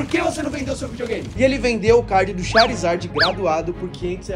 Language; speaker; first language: Portuguese; native; Portuguese